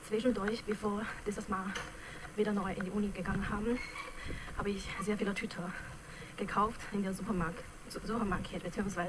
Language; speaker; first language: German; non-native, fluent; Chinese